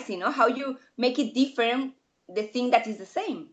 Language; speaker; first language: English; non-native, fluent; Spanish